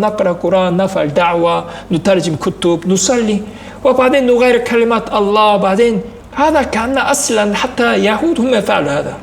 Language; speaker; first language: Arabic; non-native, fluent; Korean